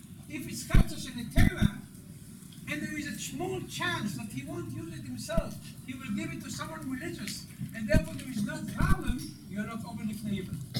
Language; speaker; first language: English; non-native, fluent; Hebrew